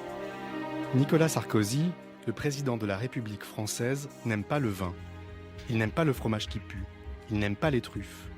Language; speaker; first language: French; native; French